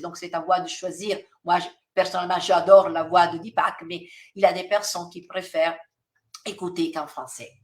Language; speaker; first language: French; non-native, fluent; Italian